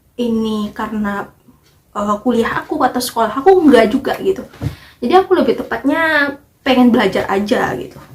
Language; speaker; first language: Indonesian; native; Indonesian